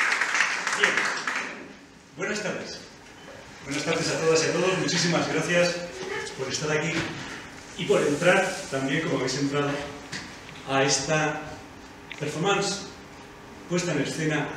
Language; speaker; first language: Spanish; native; Spanish